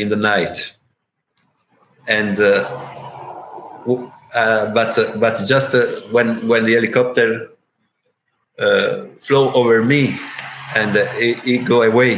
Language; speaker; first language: English; non-native, learner; Italian